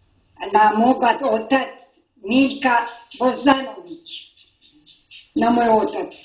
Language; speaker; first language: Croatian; non-native, local second language; Romany